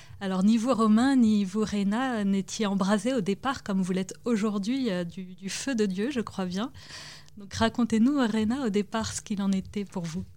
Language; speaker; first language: French; native; French